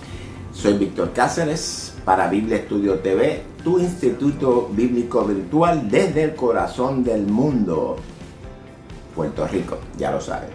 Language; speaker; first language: Spanish; native; Spanish